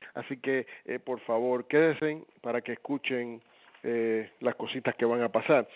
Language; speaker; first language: Spanish; early bilingual, heritage; Spanish